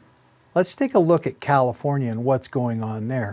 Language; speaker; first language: English; native; English